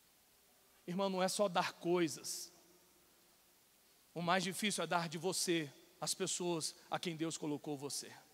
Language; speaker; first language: Portuguese; native; Portuguese